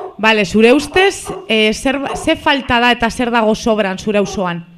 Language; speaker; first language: Basque; non-native, local second language; Spanish